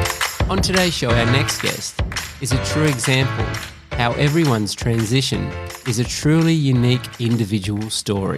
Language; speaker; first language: English; native; English